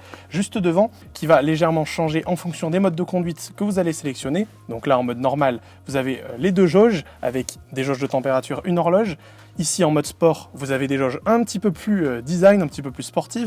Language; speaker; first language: French; native; French